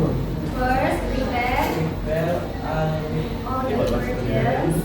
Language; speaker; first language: English; non-native, learner; Indonesian